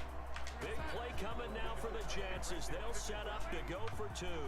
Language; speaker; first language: English; native; English